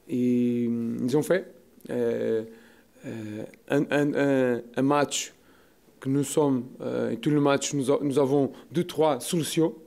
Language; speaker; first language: French; non-native, learner; Portuguese